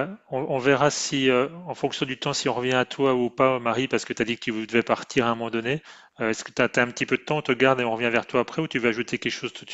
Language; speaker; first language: French; native; French